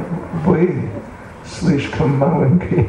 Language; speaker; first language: Russian; non-native, learner; English